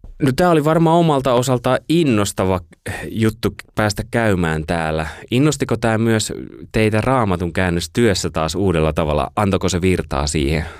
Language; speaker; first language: Finnish; native; Finnish